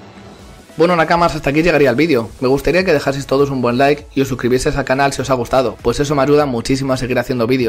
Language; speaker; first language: Spanish; native; Spanish